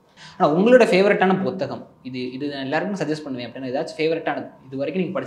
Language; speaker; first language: Tamil; native; Tamil